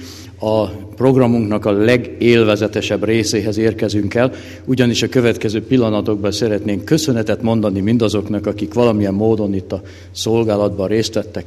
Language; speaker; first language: Hungarian; native; Hungarian